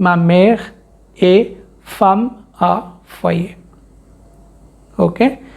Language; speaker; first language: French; non-native, fluent; Hindi